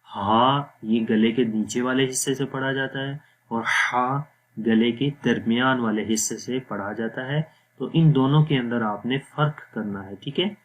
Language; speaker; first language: Urdu; non-native, local second language; Punjabi